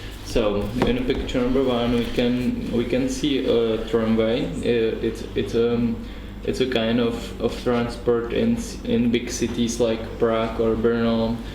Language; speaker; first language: English; non-native, learner; Czech